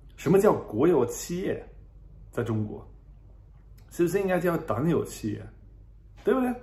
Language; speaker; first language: Chinese; non-native, fluent; German